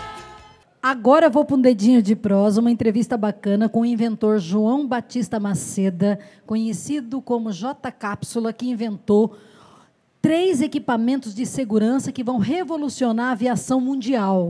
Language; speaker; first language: Portuguese; native; Portuguese